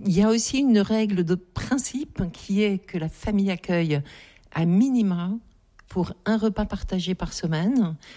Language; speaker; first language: French; native; French